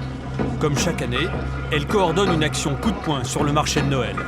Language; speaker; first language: French; native; French